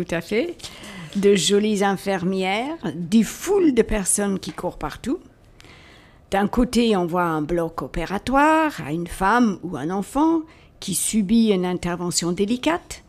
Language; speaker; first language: French; native; French